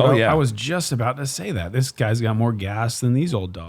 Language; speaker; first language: English; native; English